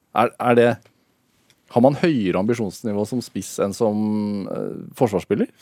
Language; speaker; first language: Norwegian; native; Norwegian